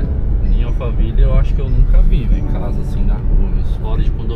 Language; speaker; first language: Portuguese; native; Portuguese